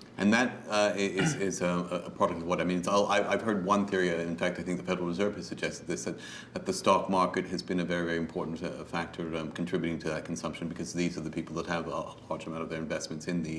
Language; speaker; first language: English; native; English